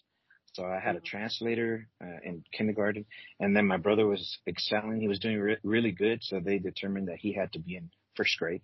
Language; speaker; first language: English; native; English